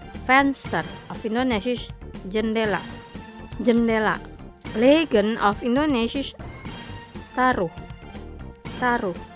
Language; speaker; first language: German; non-native, fluent; Indonesian